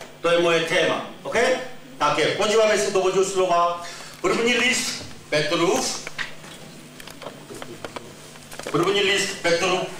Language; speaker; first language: Czech; non-native, fluent; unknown